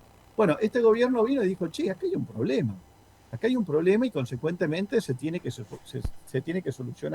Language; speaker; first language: Spanish; native; Spanish